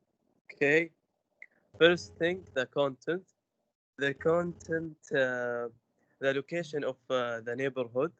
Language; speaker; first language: English; non-native, learner; Arabic